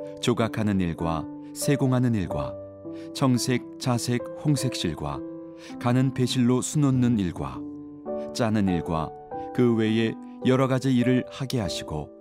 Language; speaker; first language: Korean; native; Korean